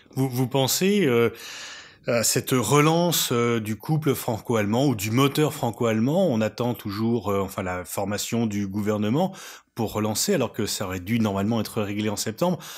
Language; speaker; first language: French; native; French